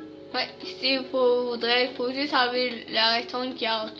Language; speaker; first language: French; native; French